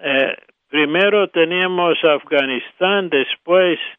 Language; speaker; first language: Spanish; non-native, fluent; English